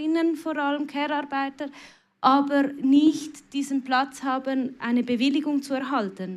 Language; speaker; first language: German; native; German